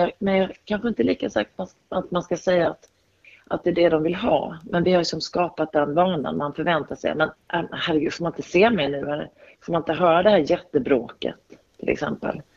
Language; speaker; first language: Swedish; native; Swedish